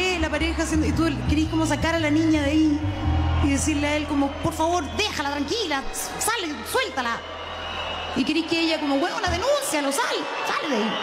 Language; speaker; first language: Spanish; native; Spanish